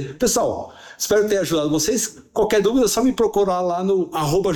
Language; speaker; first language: Portuguese; native; Portuguese